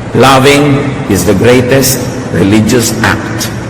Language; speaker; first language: English; non-native, local second language; Filipino